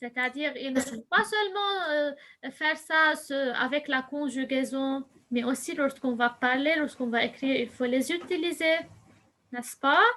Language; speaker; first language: French; non-native, local second language; Arabic